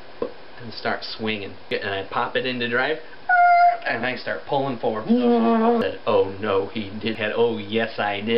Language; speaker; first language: English; native; English